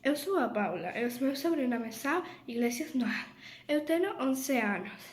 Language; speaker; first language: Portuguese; non-native, learner; Galician